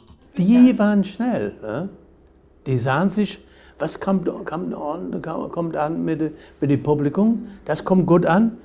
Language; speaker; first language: German; non-native, fluent; English